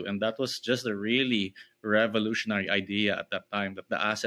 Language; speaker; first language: English; non-native, local second language; Filipino